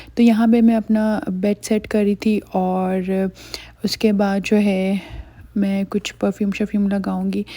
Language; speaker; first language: Urdu; native; Urdu